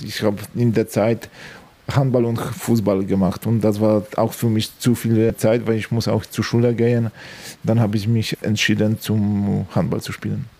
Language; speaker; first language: German; non-native, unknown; Polish